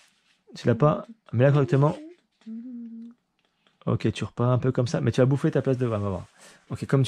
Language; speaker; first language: French; native; French